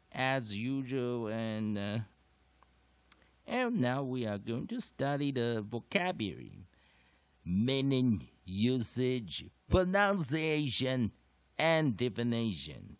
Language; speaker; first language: English; non-native, fluent; Chinese